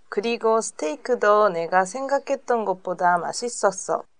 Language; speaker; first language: Korean; non-native, learner; Japanese